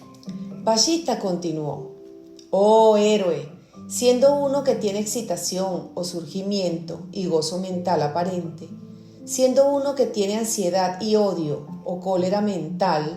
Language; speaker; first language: Spanish; native; Spanish